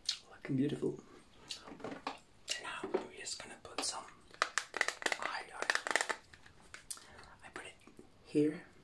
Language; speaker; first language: English; non-native, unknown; Spanish